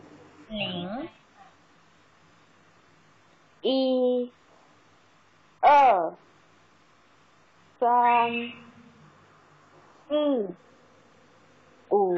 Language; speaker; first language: Chinese; non-native, learner; Thai